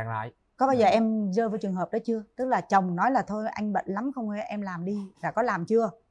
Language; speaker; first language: Vietnamese; native; Vietnamese